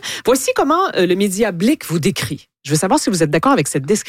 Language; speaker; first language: French; native; French